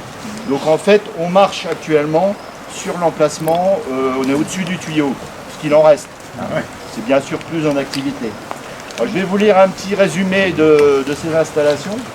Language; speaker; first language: French; native; French